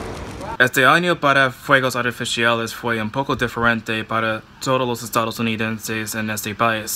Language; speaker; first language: Spanish; non-native, fluent; English